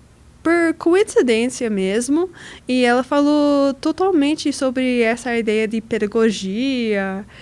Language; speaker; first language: Portuguese; non-native, learner; English